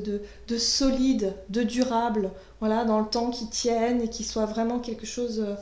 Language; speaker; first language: French; native; French